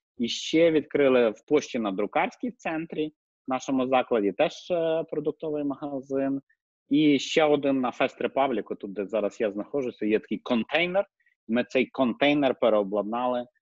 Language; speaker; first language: Ukrainian; native; Ukrainian